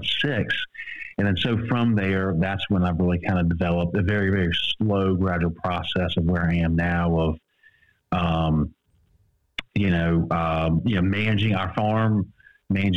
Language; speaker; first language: English; native; English